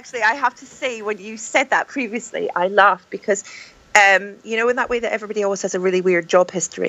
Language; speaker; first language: English; native; English